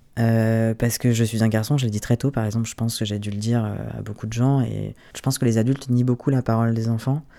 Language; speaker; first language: French; native; French